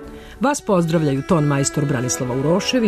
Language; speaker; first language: Serbian; native; Serbian